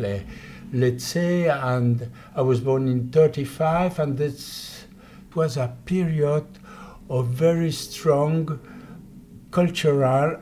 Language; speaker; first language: English; non-native, fluent; Polish